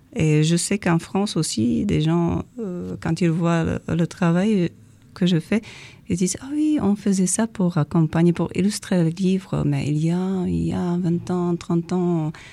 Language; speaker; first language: French; non-native, fluent; Czech